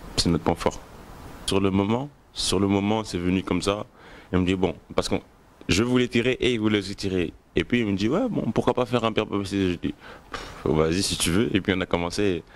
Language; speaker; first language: French; native; French